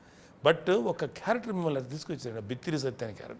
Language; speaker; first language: Telugu; native; Telugu